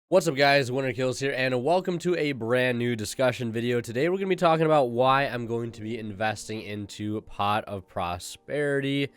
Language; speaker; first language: English; native; English